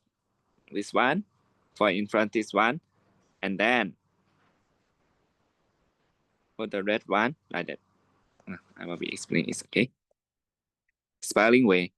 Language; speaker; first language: English; non-native, learner; Shan